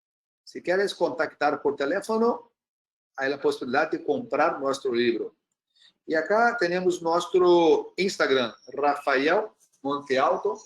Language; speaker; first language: Spanish; non-native, learner; Portuguese